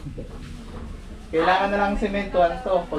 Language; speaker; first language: Filipino; native; Filipino